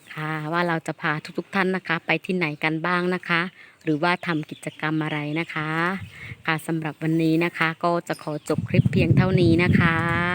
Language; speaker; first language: Thai; native; Thai